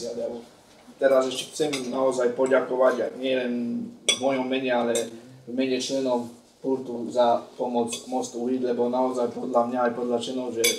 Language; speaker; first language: Slovak; non-native, local second language; Hungarian